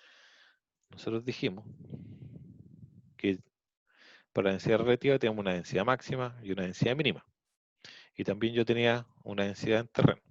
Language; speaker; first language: Spanish; native; Spanish